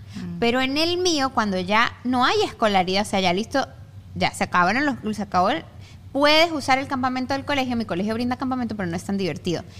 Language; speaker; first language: Spanish; native; Spanish